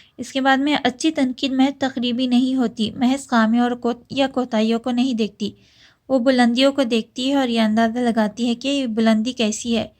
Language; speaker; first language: Urdu; native; Urdu